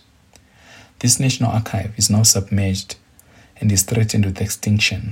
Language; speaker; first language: English; non-native, local second language; Shona